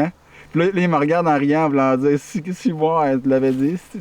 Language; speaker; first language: French; native; French